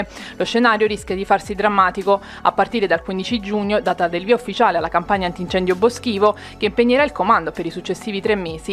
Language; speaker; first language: Italian; native; Italian